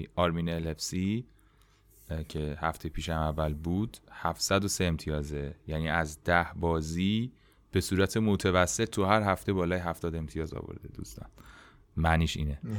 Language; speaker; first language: Persian; native; Persian